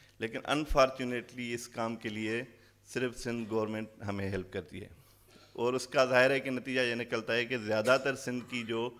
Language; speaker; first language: Urdu; non-native, local second language; Sindhi